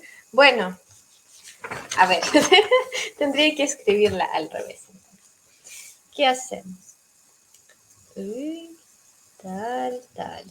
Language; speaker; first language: Spanish; non-native, fluent; Russian